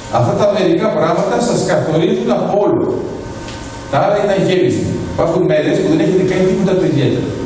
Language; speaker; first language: Greek; early bilingual, heritage; Greek